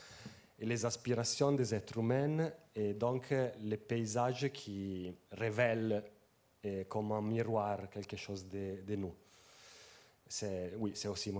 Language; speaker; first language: French; non-native, fluent; Italian